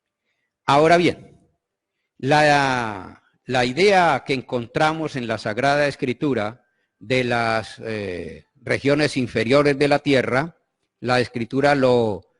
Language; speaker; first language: Spanish; native; Spanish